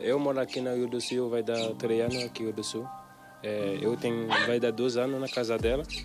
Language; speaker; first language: Portuguese; non-native, learner; Haitian Creole